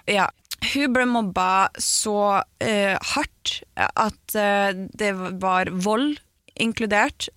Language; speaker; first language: Norwegian; native; Norwegian